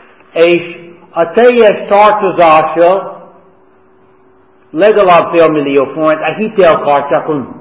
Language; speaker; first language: Hungarian; non-native, learner; English